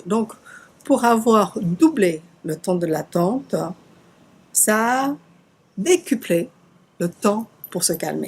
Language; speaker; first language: French; native; French